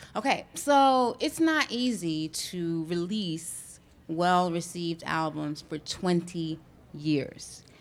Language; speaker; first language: English; native; English